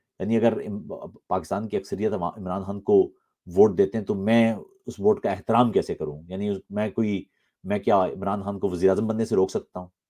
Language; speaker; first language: Urdu; native; Urdu